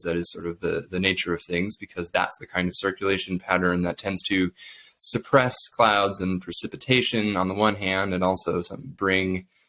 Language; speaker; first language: English; native; English